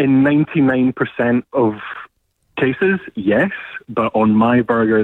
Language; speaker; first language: English; native; English